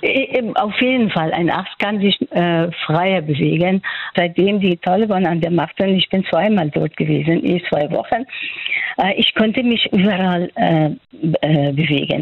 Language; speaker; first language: German; non-native, fluent; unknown